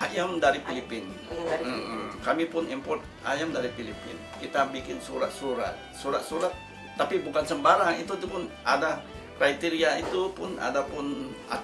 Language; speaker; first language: Indonesian; non-native, fluent; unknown